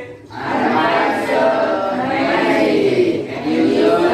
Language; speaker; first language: English; non-native, learner; Indonesian